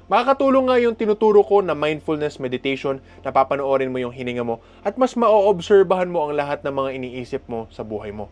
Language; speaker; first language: Filipino; non-native, local second language; Cebuano